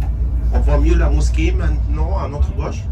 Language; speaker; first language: French; non-native, fluent; Arabic